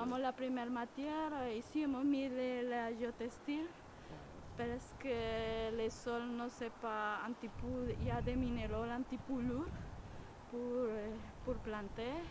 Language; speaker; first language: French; non-native, learner; Spanish